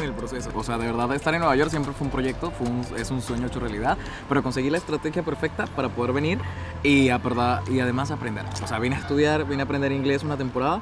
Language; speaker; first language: Spanish; native; Spanish